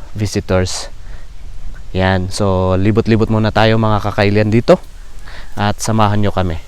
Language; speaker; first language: Filipino; non-native, local second language; Iloko